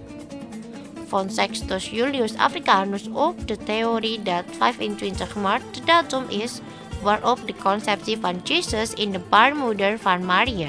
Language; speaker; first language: Dutch; non-native, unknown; Indonesian